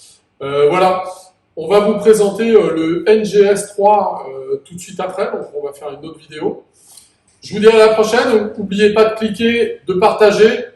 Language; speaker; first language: French; native; French